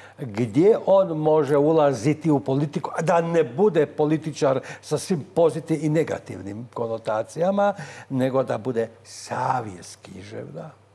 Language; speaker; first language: Croatian; native; Croatian